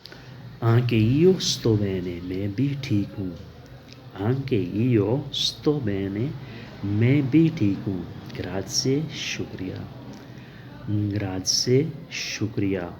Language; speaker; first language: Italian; non-native, learner; Urdu